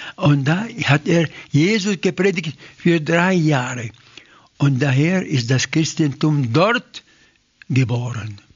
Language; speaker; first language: German; non-native, fluent; Arabic